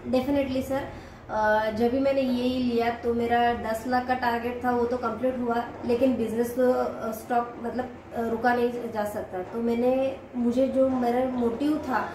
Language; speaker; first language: Hindi; non-native, local second language; Marathi